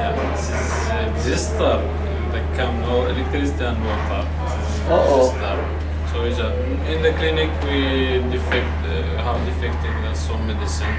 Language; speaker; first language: English; non-native, learner; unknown